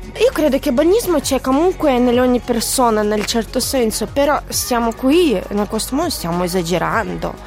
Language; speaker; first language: Italian; non-native, fluent; Russian